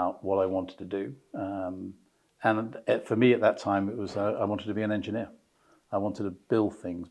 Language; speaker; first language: English; native; English